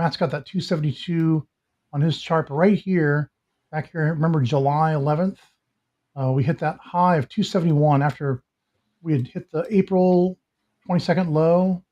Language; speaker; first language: English; native; English